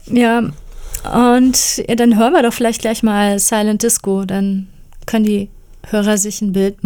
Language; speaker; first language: German; native; German